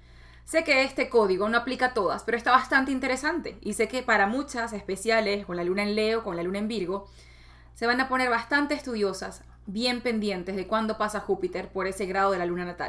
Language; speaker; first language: Spanish; native; Spanish